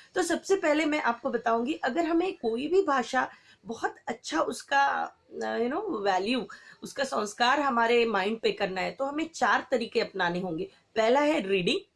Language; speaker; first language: Hindi; non-native, local second language; Marathi